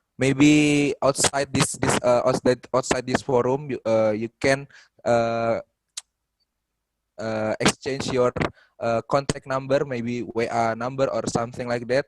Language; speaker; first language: English; non-native, fluent; Indonesian